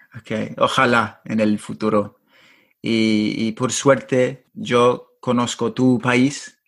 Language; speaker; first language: Spanish; non-native, fluent; English